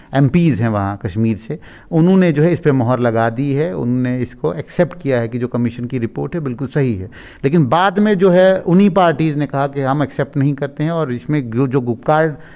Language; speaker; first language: Hindi; non-native, local second language; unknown